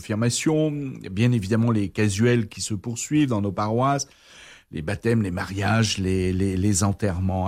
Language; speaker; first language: French; native; French